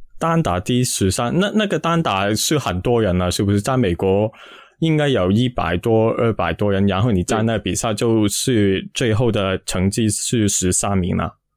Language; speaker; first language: Chinese; non-native, local second language; Cantonese